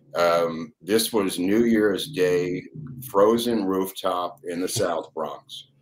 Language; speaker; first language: English; native; English